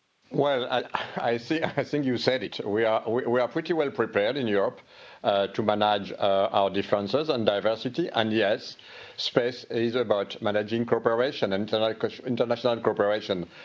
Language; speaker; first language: English; non-native, fluent; French